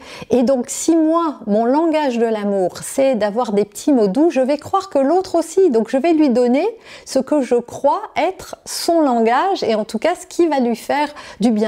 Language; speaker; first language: French; native; French